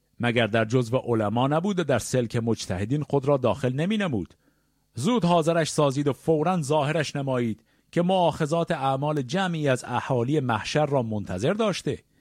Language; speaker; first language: Persian; native; Persian